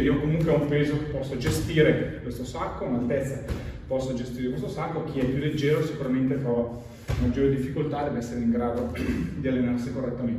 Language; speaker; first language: Italian; native; Italian